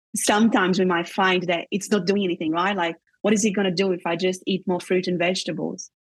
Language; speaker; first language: English; non-native, fluent; Portuguese